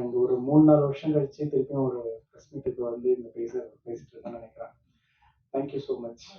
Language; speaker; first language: Tamil; native; Tamil